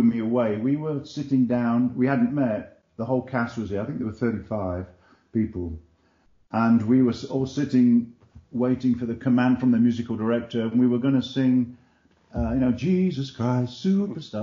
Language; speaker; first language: English; native; English